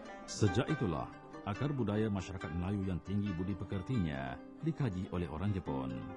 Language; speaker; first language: Malay; native; Malay